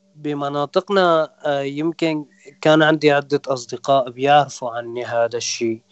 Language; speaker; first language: Arabic; non-native, local second language; Kurdish